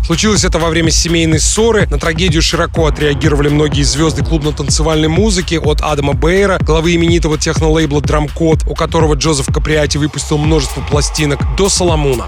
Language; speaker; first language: Russian; native; Russian